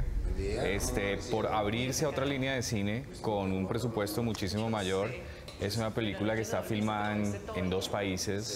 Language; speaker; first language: Spanish; native; Spanish